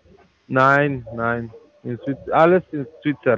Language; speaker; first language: German; non-native, learner; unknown